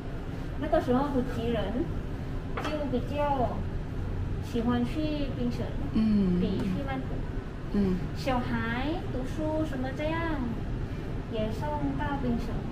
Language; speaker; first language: Chinese; non-native, learner; Thai